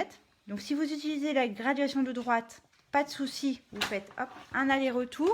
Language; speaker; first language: French; native; French